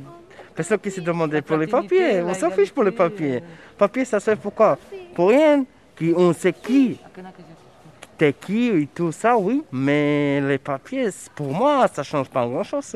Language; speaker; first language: French; non-native, fluent; Serbian